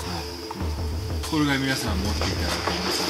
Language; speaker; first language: Japanese; native; Japanese